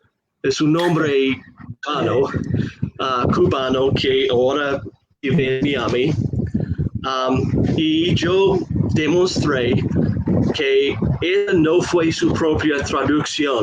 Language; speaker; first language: Spanish; non-native, fluent; English